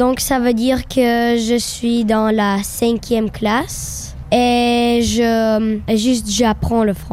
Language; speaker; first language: French; non-native, learner; Slovak